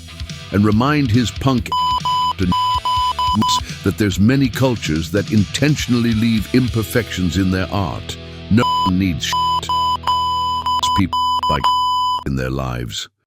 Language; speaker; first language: English; native; English